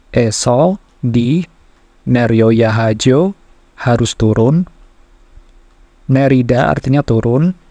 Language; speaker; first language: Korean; non-native, fluent; Indonesian